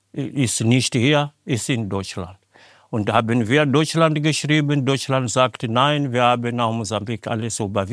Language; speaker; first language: German; non-native, learner; Portuguese